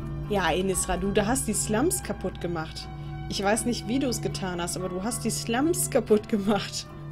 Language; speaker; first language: German; native; German